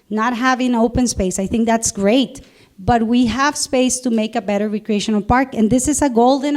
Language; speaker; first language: English; non-native, fluent; Spanish